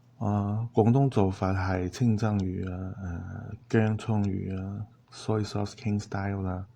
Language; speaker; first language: Cantonese; non-native, fluent; Chinese